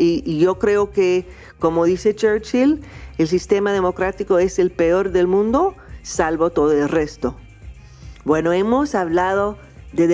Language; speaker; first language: Spanish; non-native, fluent; English